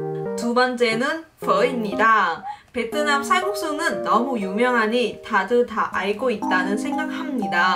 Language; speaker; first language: Korean; non-native, local second language; Vietnamese